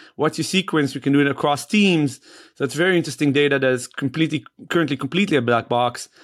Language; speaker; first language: English; non-native, fluent; Hebrew